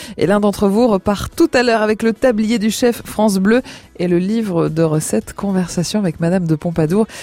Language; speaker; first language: French; native; French